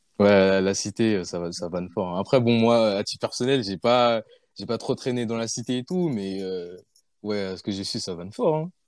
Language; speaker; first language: French; early bilingual, other home language; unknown